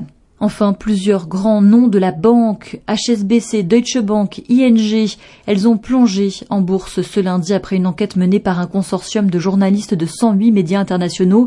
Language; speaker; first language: French; native; French